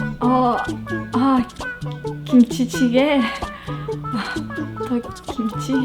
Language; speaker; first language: Korean; non-native, learner; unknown